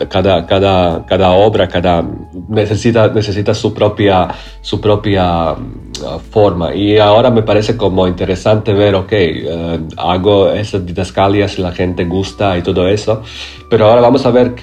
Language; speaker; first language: Spanish; non-native, learner; Croatian